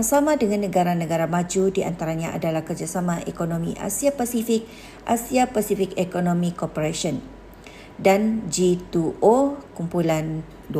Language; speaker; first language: Malay; native; Malay